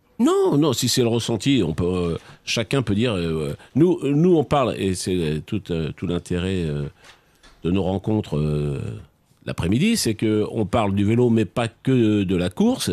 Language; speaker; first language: French; native; French